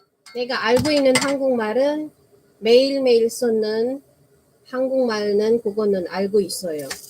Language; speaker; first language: Korean; non-native, fluent; Filipino